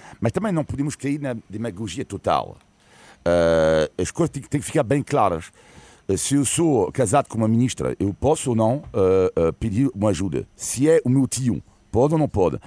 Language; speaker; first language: Portuguese; non-native, fluent; French